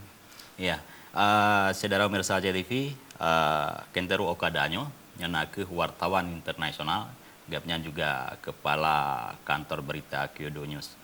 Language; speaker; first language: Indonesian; non-native, local second language; Achinese